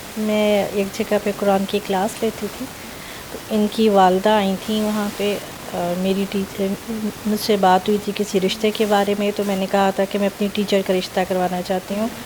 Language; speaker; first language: Urdu; early bilingual, heritage; Urdu